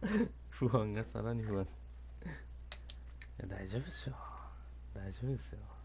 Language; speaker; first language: Japanese; native; Japanese